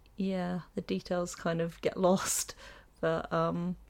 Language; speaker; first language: English; native; English